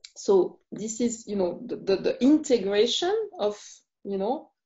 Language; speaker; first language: English; non-native, fluent; French